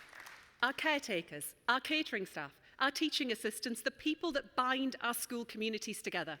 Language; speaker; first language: English; native; English